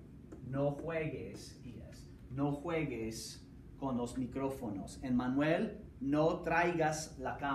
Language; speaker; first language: Spanish; non-native, fluent; English